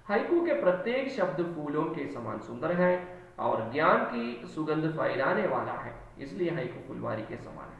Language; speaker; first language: Hindi; non-native, local second language; Malayalam